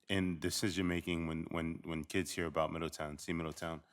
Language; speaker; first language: English; native; English